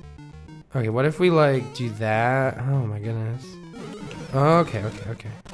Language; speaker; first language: English; native; English